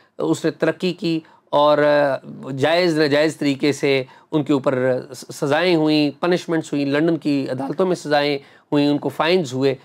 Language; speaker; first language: Urdu; native; Urdu